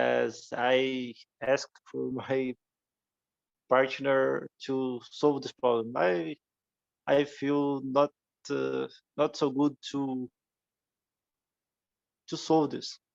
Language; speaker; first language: English; non-native, learner; Portuguese